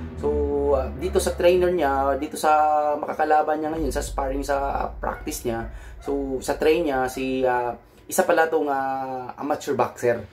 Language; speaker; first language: Filipino; non-native, local second language; Cebuano